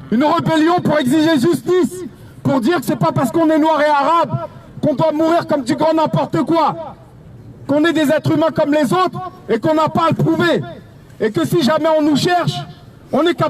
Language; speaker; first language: French; native; French